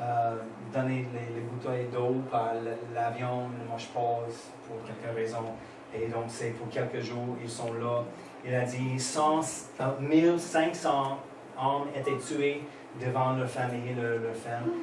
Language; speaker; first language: French; non-native, fluent; English